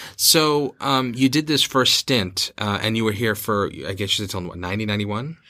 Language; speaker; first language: English; native; English